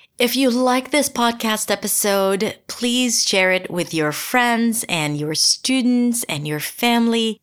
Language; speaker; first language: English; non-native, fluent; Hebrew